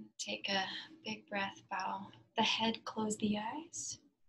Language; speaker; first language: English; native; English